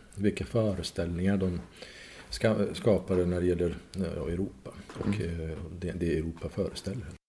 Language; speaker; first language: Swedish; non-native, fluent; Persian